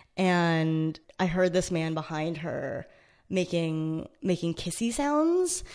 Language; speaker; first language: English; native; English